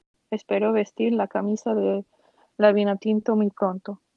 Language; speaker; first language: Spanish; early bilingual, other home language; English